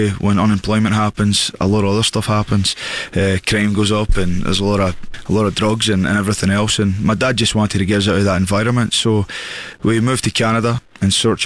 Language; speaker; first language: English; native; English